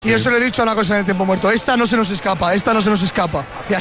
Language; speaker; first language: Spanish; native; Spanish